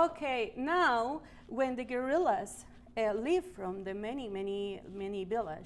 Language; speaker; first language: English; non-native, learner; Spanish